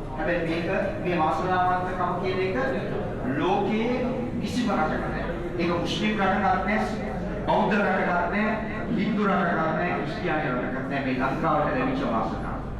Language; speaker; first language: Sinhala; non-native, local second language; Tamil